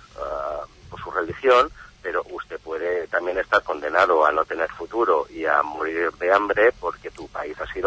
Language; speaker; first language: Spanish; native; Spanish